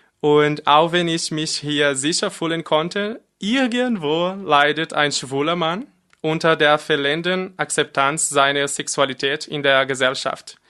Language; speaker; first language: German; non-native, fluent; Portuguese